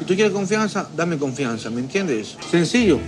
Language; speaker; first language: Spanish; native; Spanish